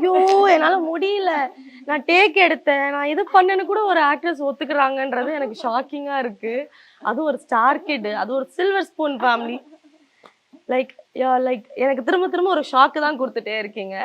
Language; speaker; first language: Tamil; native; Tamil